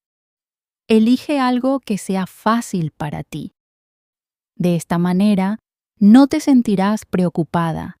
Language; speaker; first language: Spanish; non-native, fluent; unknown